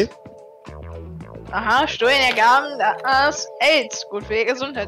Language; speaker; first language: German; native; German